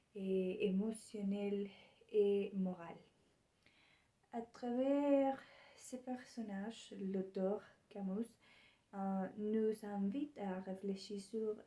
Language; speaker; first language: French; non-native, learner; Spanish